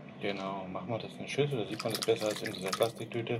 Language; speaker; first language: German; native; German